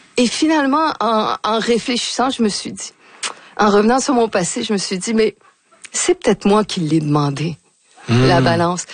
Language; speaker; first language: French; native; French